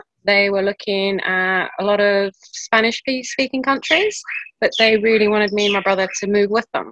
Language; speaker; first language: English; native; English